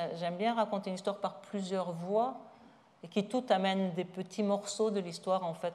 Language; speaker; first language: French; native; French